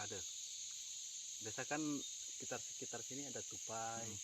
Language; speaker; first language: Malay; native; Malay